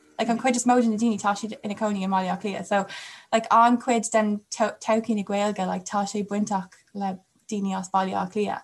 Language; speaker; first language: Irish; non-native, local second language; English